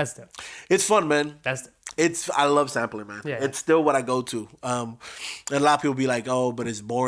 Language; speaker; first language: English; native; English